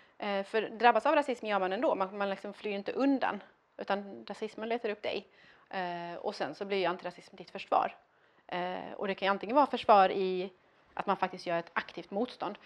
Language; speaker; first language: Swedish; early bilingual, other home language; Persian